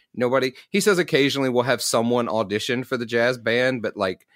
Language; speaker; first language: English; native; English